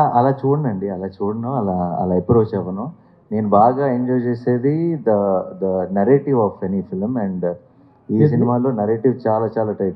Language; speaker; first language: Telugu; native; Telugu